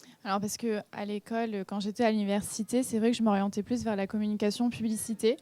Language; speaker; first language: French; native; French